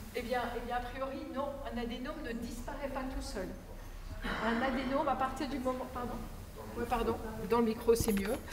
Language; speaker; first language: French; native; French